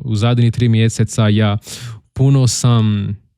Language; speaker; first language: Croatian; non-native, learner; Portuguese